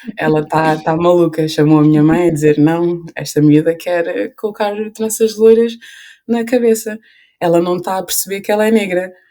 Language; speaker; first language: Portuguese; early bilingual, other home language; Upper Guinea Crioulo